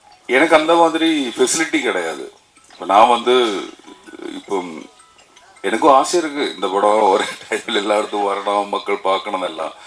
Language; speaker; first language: Tamil; non-native, learner; Malayalam